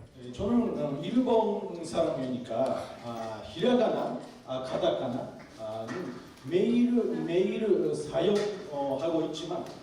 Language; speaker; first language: Korean; non-native, fluent; Japanese